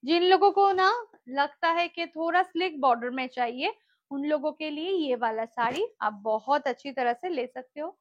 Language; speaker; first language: Hindi; non-native, local second language; Bangla